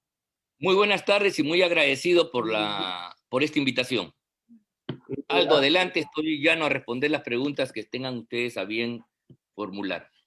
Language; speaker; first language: Spanish; native; Spanish